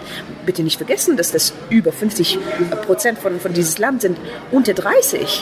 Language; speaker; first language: German; non-native, fluent; Persian